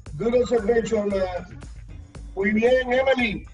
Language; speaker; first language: Spanish; native; Spanish